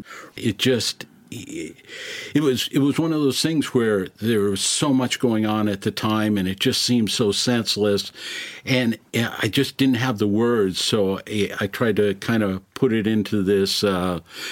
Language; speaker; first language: English; native; English